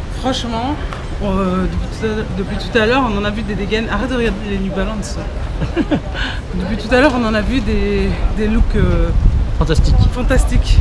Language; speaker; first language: French; native; French